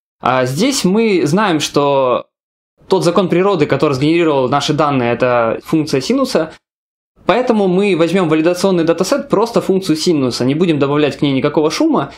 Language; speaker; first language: Russian; native; Russian